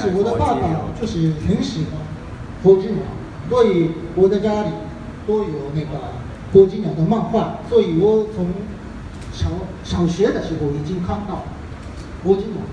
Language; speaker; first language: Chinese; non-native, fluent; Japanese